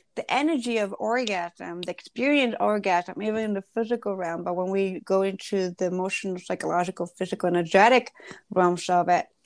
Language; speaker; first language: English; non-native, fluent; Spanish